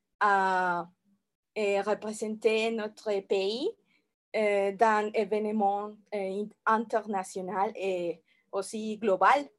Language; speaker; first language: French; non-native, learner; Spanish